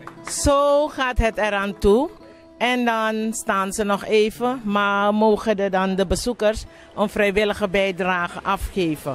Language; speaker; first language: Dutch; non-native, local second language; Javanese